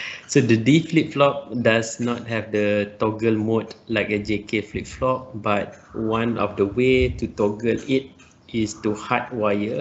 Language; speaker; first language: English; non-native, local second language; Malay